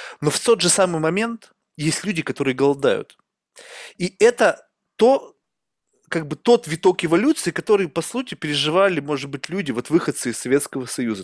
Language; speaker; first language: Russian; native; Russian